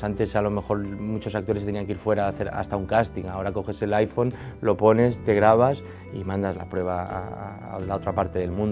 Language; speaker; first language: Spanish; native; Spanish